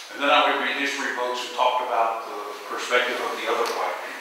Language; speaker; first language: English; native; English